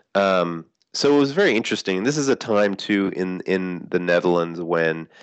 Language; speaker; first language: English; native; English